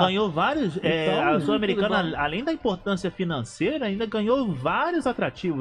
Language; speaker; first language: Portuguese; native; Portuguese